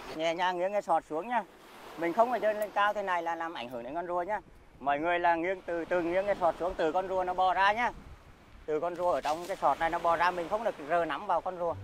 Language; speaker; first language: Vietnamese; native; Vietnamese